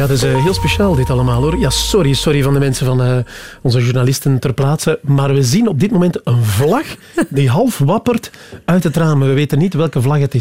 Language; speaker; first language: Dutch; native; Dutch